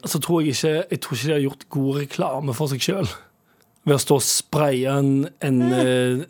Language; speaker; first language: Norwegian; early bilingual, other home language; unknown